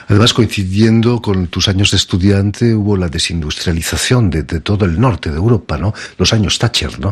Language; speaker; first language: Spanish; native; Spanish